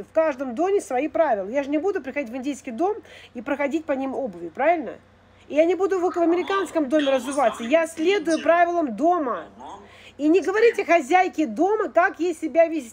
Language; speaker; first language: Russian; native; Russian